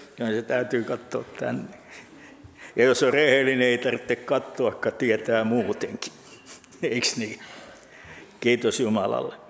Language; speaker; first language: Finnish; native; Finnish